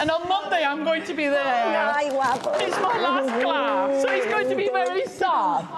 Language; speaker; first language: English; native; English